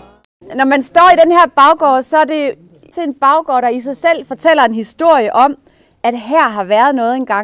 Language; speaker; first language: Danish; native; Danish